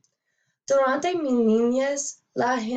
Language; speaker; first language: Spanish; non-native, learner; English